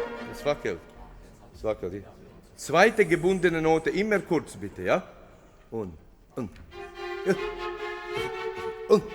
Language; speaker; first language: German; non-native, fluent; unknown